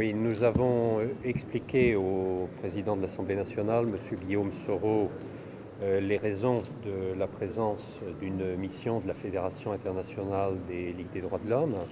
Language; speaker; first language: French; native; French